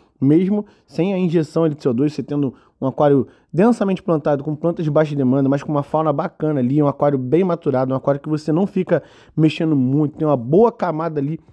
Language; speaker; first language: Portuguese; native; Portuguese